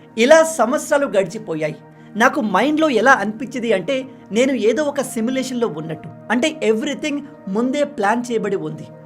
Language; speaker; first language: Telugu; non-native, local second language; Lambadi